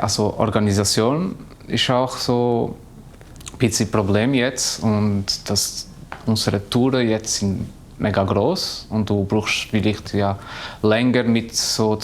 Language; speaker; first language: German; non-native, learner; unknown